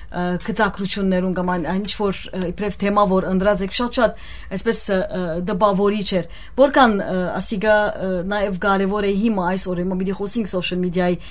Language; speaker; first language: Armenian; early bilingual, heritage; Armenian